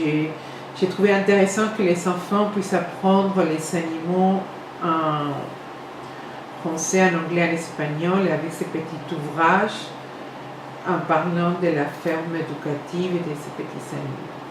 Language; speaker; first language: French; non-native, fluent; Spanish